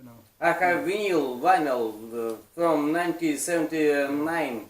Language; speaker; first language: English; non-native, learner; Russian